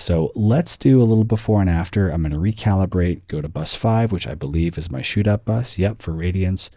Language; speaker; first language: English; native; English